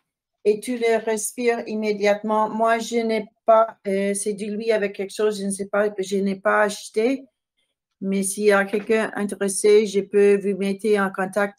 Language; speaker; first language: French; non-native, learner; English